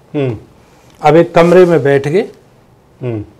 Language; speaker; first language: Hindi; native; Hindi